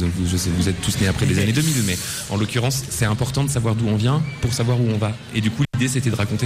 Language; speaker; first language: French; native; French